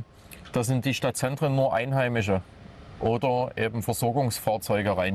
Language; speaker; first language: German; native; German